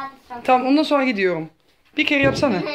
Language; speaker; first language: Turkish; non-native, learner; Dutch